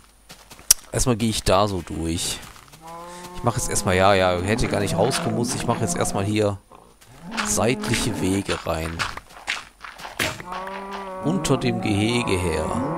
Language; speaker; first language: German; native; German